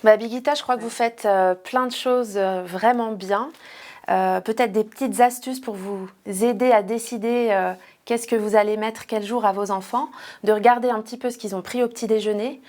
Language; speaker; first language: French; native; French